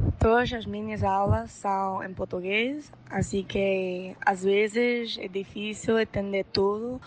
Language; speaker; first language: Portuguese; non-native, fluent; English